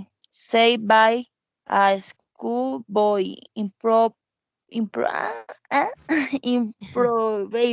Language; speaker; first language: English; non-native, learner; Spanish